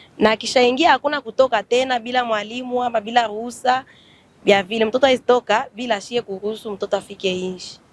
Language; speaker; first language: Swahili; native; Swahili